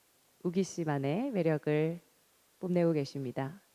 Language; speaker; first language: Korean; native; Korean